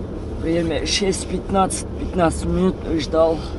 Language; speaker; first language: Russian; non-native, learner; Kyrgyz